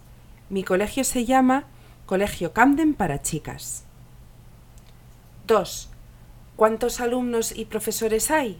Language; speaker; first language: Spanish; non-native, learner; English